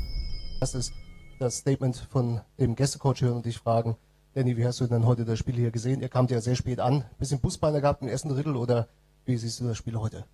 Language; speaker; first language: German; native; German